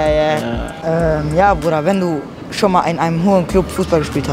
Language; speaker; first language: German; early bilingual, other home language; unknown